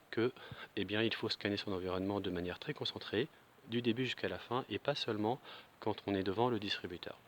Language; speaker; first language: French; native; French